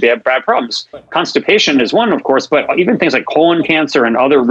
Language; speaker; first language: English; native; English